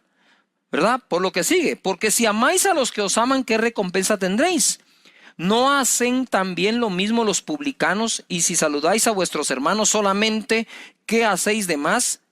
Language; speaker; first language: Spanish; native; Spanish